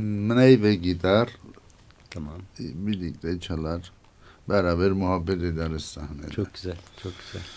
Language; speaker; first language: Turkish; non-native, learner; Armenian